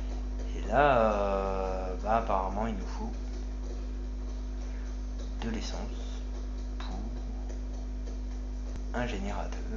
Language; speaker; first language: French; native; French